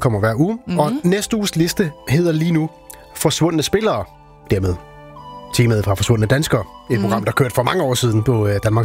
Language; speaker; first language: Danish; native; Danish